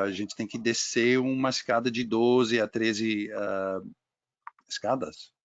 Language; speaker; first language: Portuguese; non-native, fluent; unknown